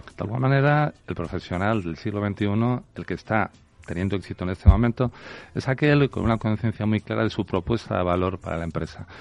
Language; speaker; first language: Spanish; native; Spanish